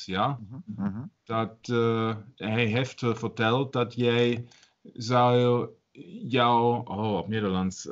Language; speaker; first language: Dutch; non-native, learner; German